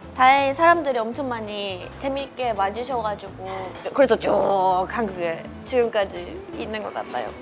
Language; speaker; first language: Korean; non-native, fluent; Japanese